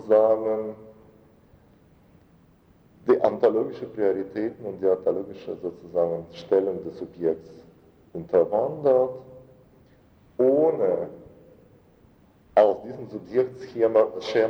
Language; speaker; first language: German; non-native, fluent; Russian